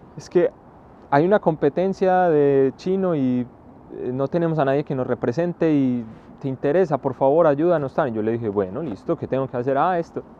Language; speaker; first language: Spanish; native; Spanish